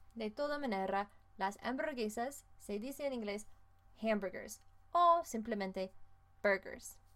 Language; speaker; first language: Spanish; non-native, fluent; English